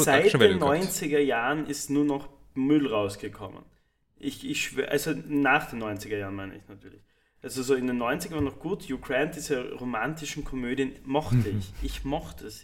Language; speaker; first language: German; native; German